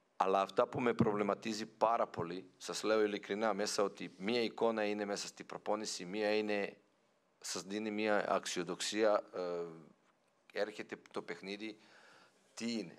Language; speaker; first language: Greek; non-native, fluent; Serbian